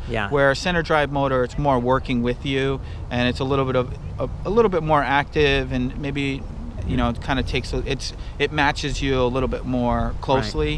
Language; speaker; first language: English; native; English